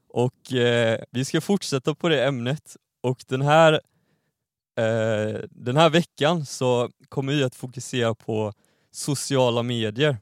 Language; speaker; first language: Swedish; native; Swedish